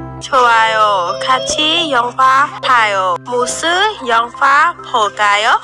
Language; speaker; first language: Korean; non-native, learner; Khmer